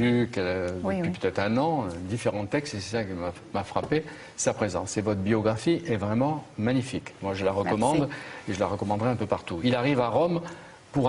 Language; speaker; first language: French; native; French